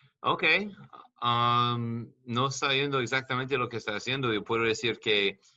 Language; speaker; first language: Spanish; non-native, learner; English